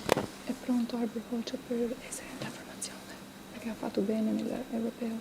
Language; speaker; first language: Italian; non-native, learner; Albanian